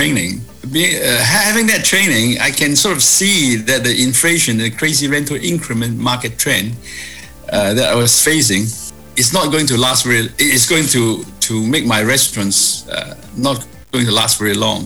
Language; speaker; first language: English; non-native, local second language; Cantonese